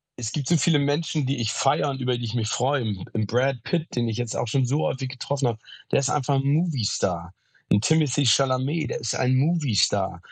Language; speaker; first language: German; native; German